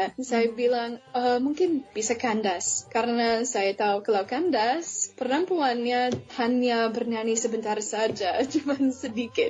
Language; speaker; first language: Indonesian; non-native, fluent; English